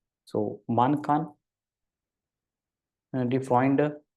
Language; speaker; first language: German; non-native, fluent; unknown